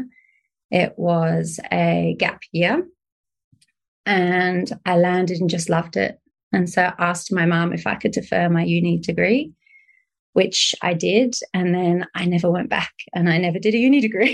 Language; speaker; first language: English; native; English